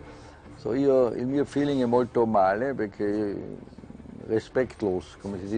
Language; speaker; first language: Italian; non-native, learner; German